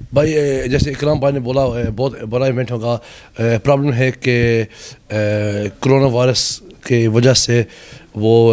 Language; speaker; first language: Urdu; early bilingual, heritage; Urdu